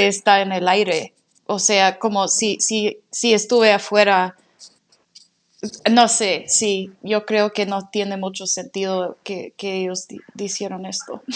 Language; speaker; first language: Spanish; non-native, fluent; English